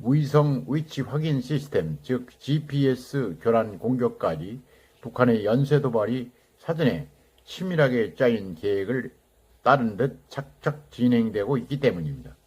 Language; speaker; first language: Korean; native; Korean